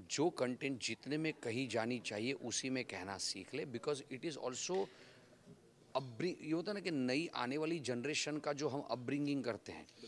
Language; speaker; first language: Hindi; non-native, local second language; Gujarati